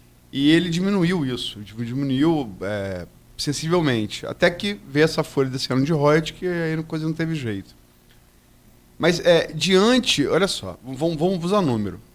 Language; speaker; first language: Portuguese; native; Portuguese